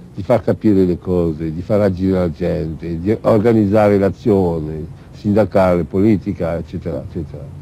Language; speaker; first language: Italian; non-native, fluent; Arabic